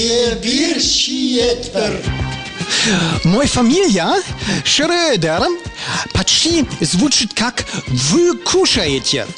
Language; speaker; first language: Russian; non-native, learner; German